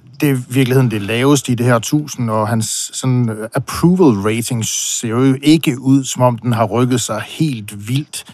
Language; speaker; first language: Danish; native; Danish